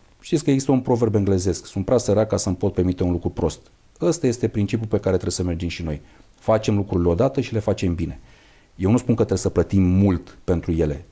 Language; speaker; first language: Romanian; native; Romanian